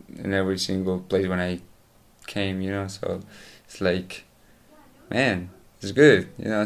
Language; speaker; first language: English; non-native, learner; Spanish